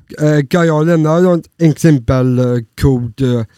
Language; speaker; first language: Swedish; non-native, learner; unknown